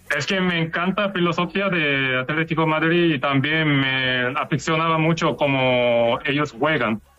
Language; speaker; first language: Spanish; non-native, fluent; Korean